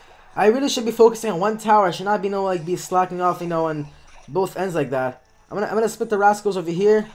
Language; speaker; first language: English; native; English